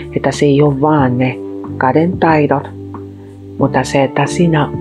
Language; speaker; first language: Finnish; non-native, fluent; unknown